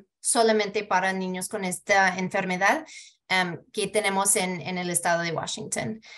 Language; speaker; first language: Spanish; early bilingual, heritage; Spanish